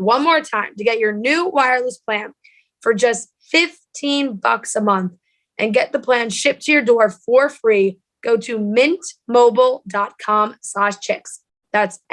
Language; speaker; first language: English; native; English